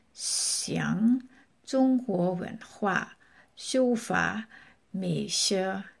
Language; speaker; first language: Chinese; non-native, fluent; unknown